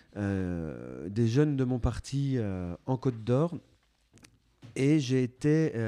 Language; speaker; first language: French; native; French